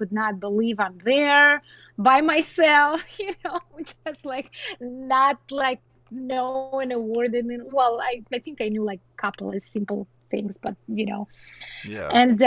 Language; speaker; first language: English; non-native, fluent; Russian